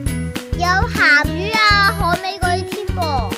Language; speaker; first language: Chinese; native; Chinese